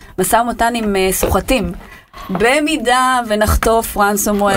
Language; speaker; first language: Hebrew; native; Hebrew